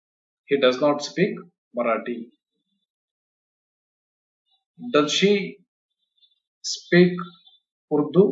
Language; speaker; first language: English; non-native, local second language; Kannada